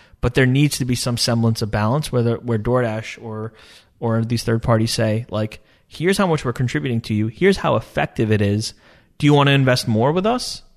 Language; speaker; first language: English; early bilingual, other home language; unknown